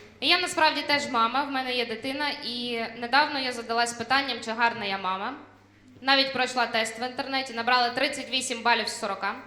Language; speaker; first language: Ukrainian; non-native, local second language; Russian